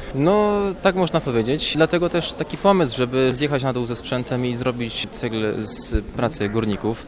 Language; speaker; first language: Polish; native; Polish